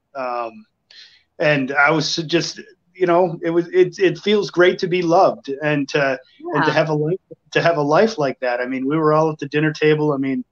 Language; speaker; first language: English; native; English